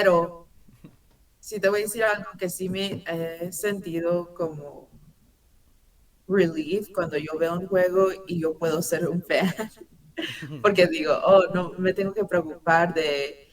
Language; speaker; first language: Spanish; early bilingual, heritage; English